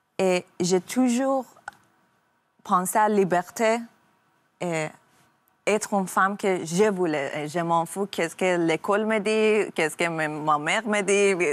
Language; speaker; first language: French; non-native, learner; Persian